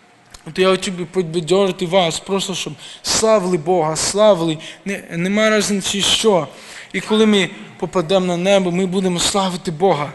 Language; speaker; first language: Ukrainian; early bilingual, heritage; Ukrainian